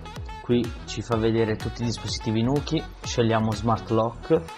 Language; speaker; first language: Italian; native; Italian